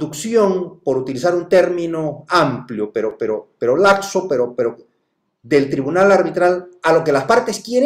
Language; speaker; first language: Spanish; native; Spanish